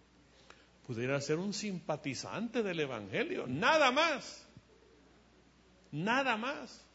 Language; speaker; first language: Spanish; native; Spanish